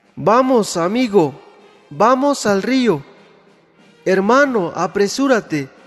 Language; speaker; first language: Spanish; native; Spanish